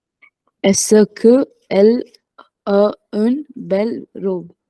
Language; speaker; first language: French; non-native, learner; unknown